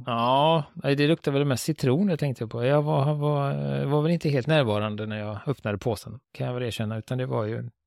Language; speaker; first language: Swedish; native; Swedish